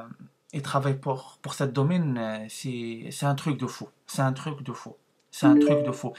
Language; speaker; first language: French; non-native, learner; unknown